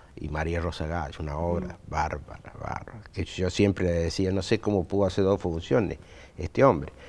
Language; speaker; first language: Spanish; native; Spanish